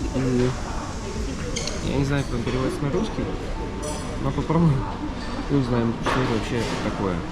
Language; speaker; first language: Russian; native; Russian